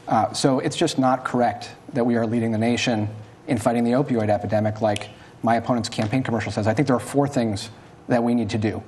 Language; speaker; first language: English; native; English